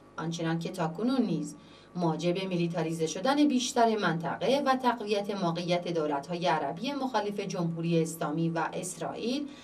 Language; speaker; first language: Persian; non-native, local second language; Central Kurdish